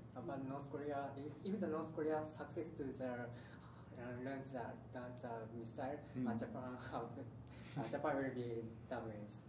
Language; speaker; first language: English; non-native, learner; Japanese